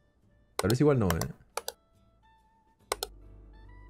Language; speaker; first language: Spanish; native; Spanish